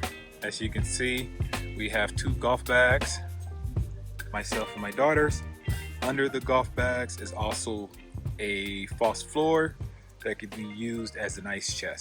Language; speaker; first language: English; native; English